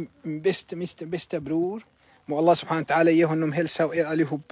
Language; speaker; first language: Swedish; non-native, fluent; Arabic